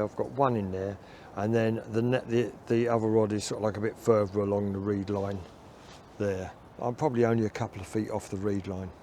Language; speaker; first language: English; native; English